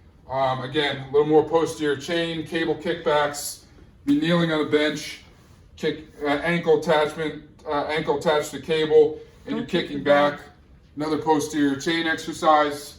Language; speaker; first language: English; native; English